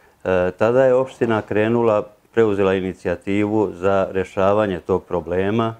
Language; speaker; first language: Serbian; native; Serbian